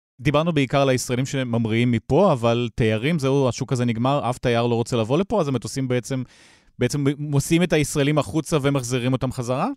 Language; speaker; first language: Hebrew; native; Hebrew